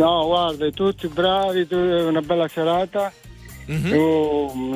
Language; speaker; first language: Italian; native; Italian